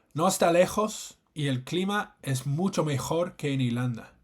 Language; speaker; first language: Spanish; non-native, fluent; English